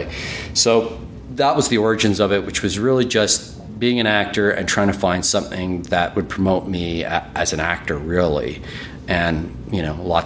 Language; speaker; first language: English; early bilingual, other home language; German